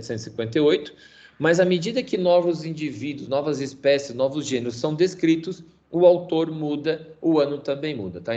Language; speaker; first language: Portuguese; native; Portuguese